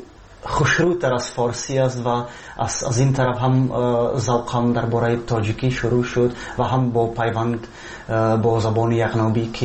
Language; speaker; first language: Persian; non-native, fluent; Czech